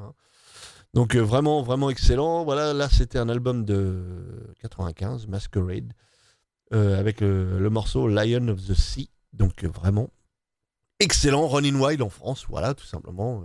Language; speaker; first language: French; native; French